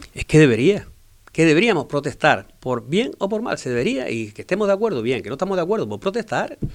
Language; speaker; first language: Spanish; native; Spanish